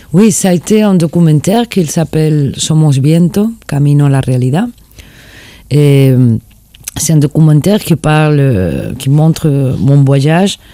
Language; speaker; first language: French; non-native, fluent; Spanish